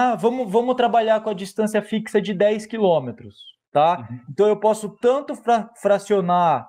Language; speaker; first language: Portuguese; native; Portuguese